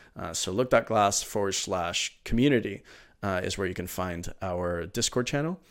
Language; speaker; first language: English; early bilingual, other home language; Spanish